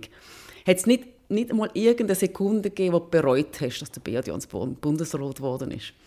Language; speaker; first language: German; native; German